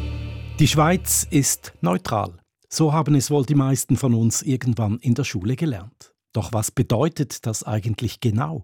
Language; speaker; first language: German; native; German